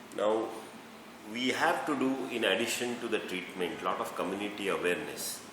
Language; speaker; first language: English; non-native, local second language; Marathi